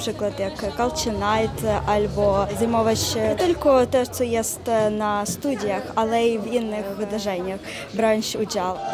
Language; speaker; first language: Polish; non-native, fluent; Ukrainian